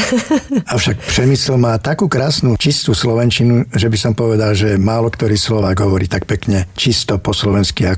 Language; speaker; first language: Slovak; native; Slovak